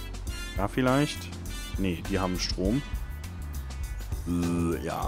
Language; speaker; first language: German; native; German